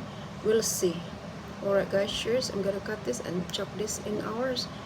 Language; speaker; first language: English; non-native, local second language; Filipino